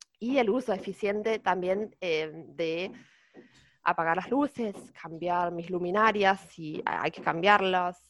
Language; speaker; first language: Spanish; non-native, fluent; German